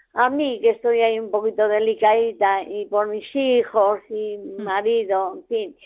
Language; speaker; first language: Spanish; native; Spanish